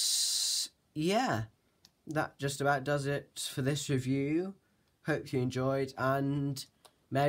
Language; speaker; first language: English; native; English